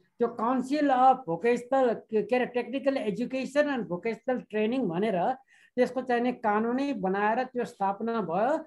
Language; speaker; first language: Nepali; native; Nepali